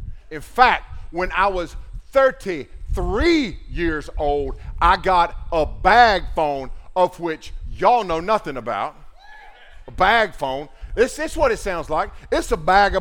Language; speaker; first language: English; native; English